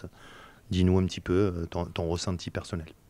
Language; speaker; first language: French; native; French